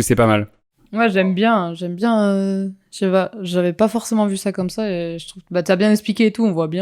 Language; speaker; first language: French; native; French